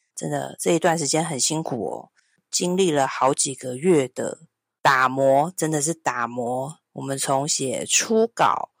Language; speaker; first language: Chinese; native; Chinese